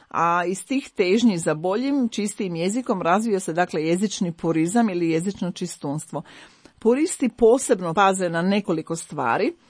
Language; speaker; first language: Croatian; native; Croatian